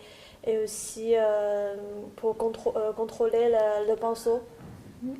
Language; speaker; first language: French; non-native, learner; Chinese